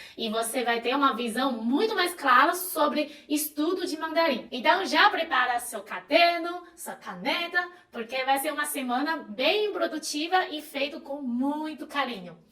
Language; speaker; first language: Portuguese; non-native, fluent; Chinese